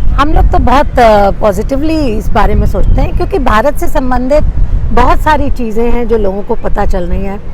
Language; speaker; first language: Hindi; native; Hindi